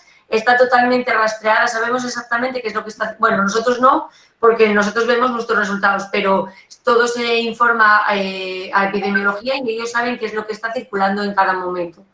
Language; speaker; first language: Spanish; native; Spanish